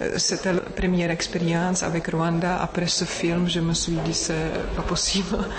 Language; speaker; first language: French; non-native, learner; Czech